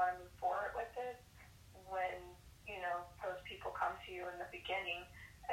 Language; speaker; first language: English; native; English